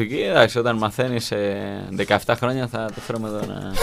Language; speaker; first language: Greek; non-native, learner; Spanish